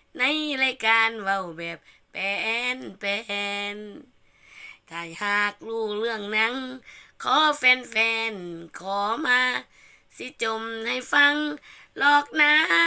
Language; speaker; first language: Thai; native; Thai